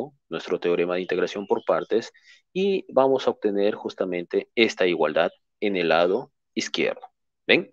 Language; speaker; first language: Spanish; native; Spanish